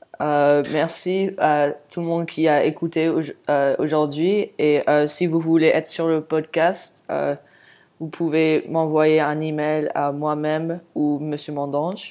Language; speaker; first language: French; non-native, fluent; English